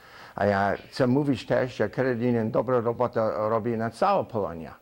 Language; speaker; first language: Polish; early bilingual, heritage; Polish